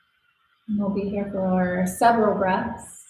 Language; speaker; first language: English; native; English